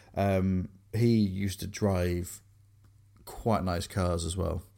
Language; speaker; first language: English; native; English